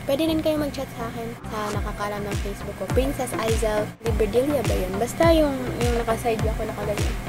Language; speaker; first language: Filipino; non-native, local second language; Cebuano